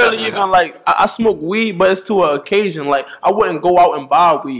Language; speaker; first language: English; native; English